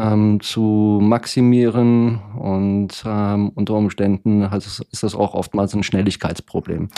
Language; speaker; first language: German; native; German